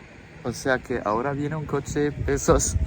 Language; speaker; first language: Spanish; non-native, fluent; French